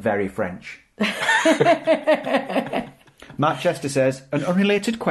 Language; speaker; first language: English; native; English